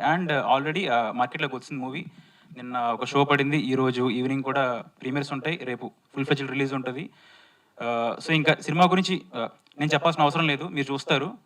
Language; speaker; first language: Telugu; native; Telugu